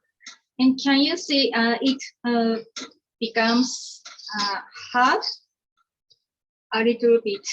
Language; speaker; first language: English; non-native, learner; Japanese